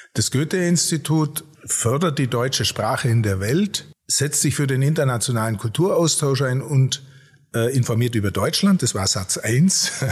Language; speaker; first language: German; native; German